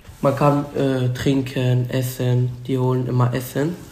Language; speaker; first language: German; non-native, learner; Arabic